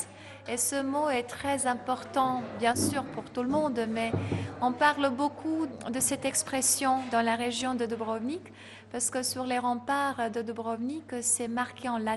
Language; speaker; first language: French; non-native, fluent; Croatian